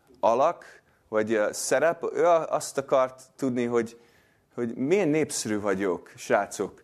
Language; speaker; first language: Hungarian; non-native, fluent; English